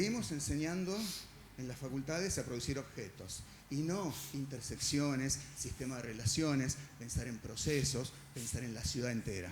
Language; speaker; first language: Spanish; native; Spanish